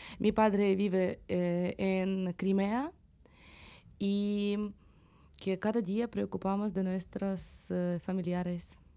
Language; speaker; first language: Spanish; non-native, learner; Ukrainian